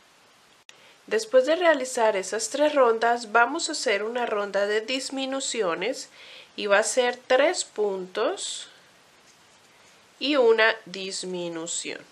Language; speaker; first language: Spanish; native; Spanish